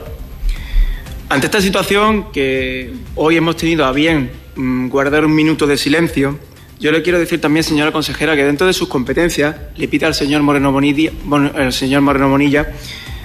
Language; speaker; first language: Spanish; native; Spanish